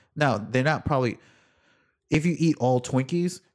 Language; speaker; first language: English; native; English